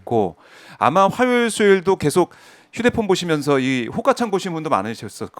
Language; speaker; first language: Korean; native; Korean